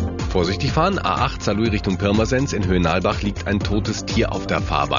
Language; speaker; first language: German; native; German